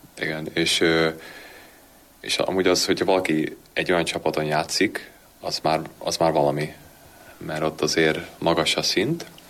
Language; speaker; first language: Hungarian; early bilingual, heritage; Hungarian